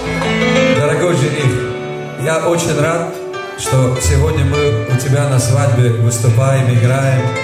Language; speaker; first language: Russian; non-native, local second language; Tajik